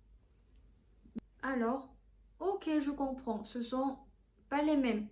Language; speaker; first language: French; non-native, fluent; Korean